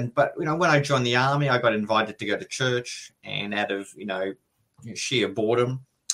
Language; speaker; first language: English; native; English